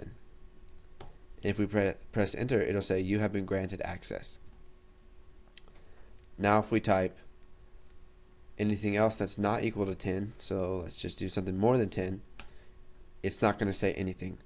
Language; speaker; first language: English; native; English